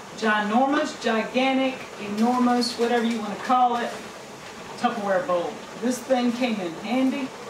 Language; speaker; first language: English; native; English